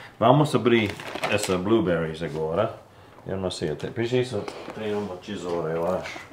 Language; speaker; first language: Portuguese; non-native, learner; English